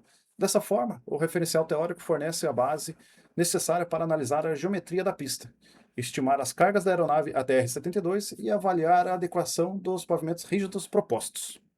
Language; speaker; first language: Portuguese; native; Portuguese